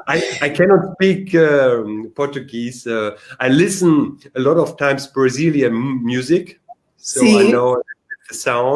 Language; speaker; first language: English; non-native, learner; German